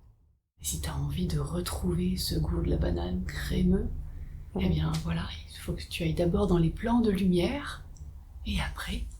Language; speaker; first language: French; native; French